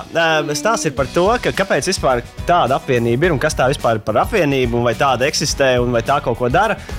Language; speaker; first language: Latvian; native; Latvian